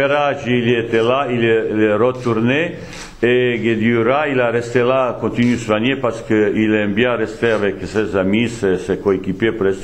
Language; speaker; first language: French; non-native, fluent; Bosnian